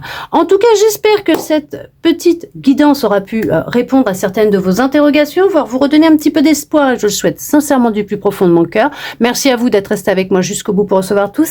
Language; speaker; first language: French; native; French